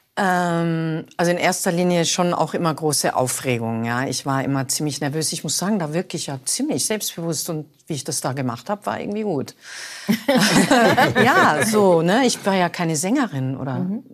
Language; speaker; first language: German; native; German